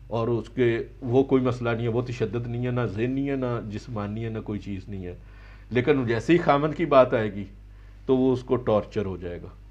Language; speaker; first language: Urdu; native; Urdu